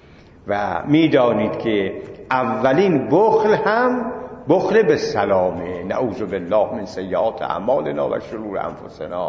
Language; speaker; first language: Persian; native; Persian